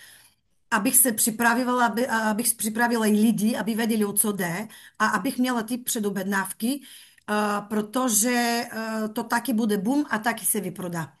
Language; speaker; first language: Czech; non-native, fluent; Bulgarian